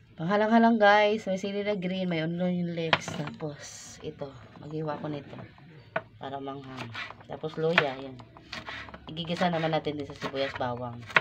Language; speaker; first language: Filipino; non-native, local second language; Cebuano